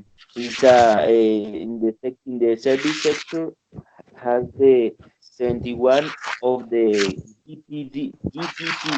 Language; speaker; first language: English; non-native, learner; Spanish